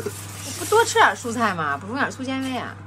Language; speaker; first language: Chinese; native; Chinese